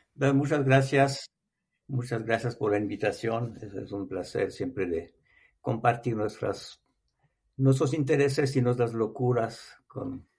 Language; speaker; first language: Spanish; non-native, fluent; French